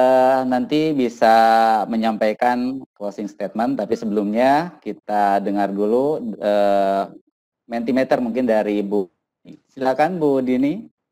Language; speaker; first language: Indonesian; native; Indonesian